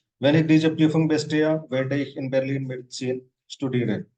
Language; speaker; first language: German; non-native, fluent; Hindi